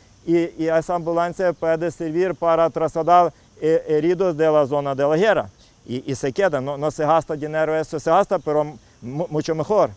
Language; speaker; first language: Spanish; non-native, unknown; Ukrainian